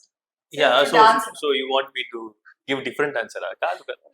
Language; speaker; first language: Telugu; non-native, learner; Tamil